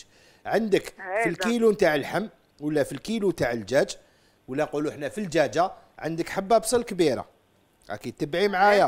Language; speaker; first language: Arabic; native; Arabic